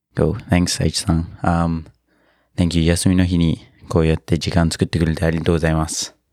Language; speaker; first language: Japanese; non-native, fluent; English